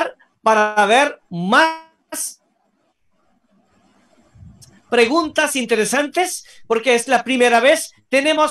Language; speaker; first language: Spanish; non-native, learner; Bangla